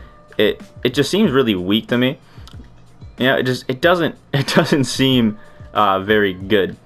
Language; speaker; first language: English; native; English